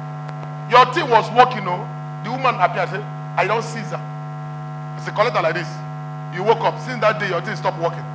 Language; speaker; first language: English; non-native, local second language; Igbo